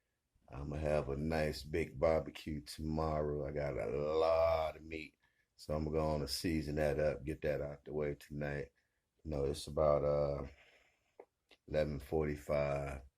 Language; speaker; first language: English; native; English